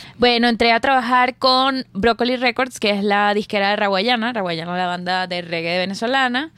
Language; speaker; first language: Spanish; native; Spanish